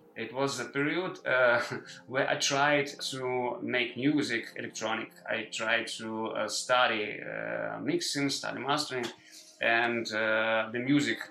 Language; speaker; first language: English; non-native, learner; Ukrainian